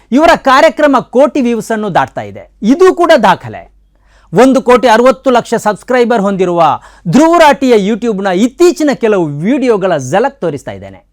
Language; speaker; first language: Kannada; native; Kannada